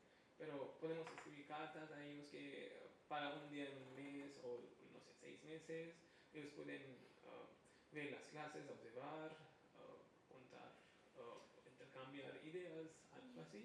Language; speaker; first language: Spanish; non-native, fluent; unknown